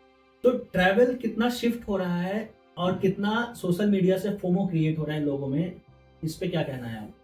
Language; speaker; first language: Hindi; native; Hindi